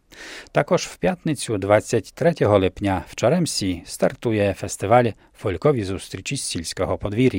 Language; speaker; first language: Ukrainian; native; Ukrainian